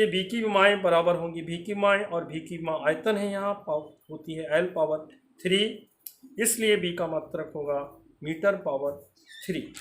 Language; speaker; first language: Hindi; native; Hindi